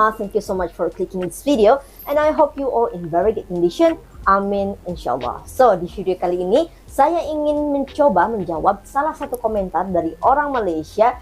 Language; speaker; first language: Indonesian; native; Indonesian